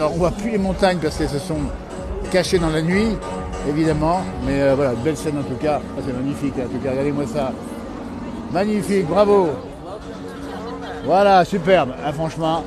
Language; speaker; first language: French; native; French